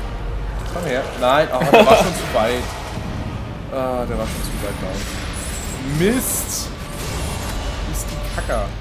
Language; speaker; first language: German; native; German